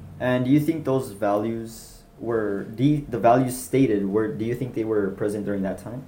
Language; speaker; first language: English; early bilingual, other home language; Spanish